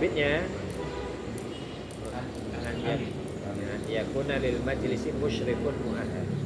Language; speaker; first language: Arabic; non-native, fluent; Indonesian